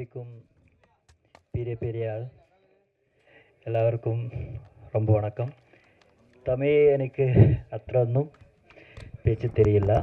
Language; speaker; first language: Tamil; non-native, learner; Malayalam